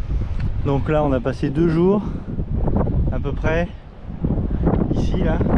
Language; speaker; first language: French; native; French